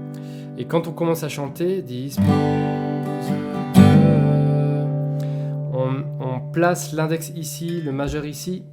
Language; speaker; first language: French; native; French